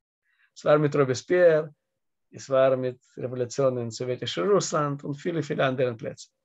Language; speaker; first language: German; non-native, learner; Russian